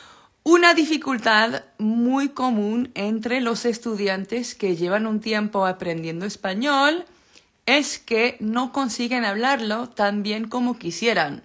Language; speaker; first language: Spanish; non-native, fluent; Dutch